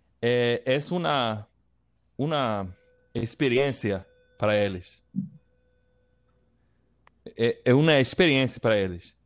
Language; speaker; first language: Portuguese; non-native, learner; English